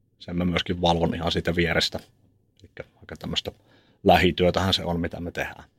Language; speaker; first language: Finnish; native; Finnish